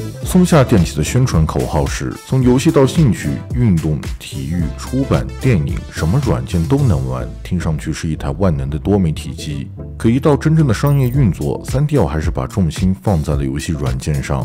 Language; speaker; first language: Chinese; native; Chinese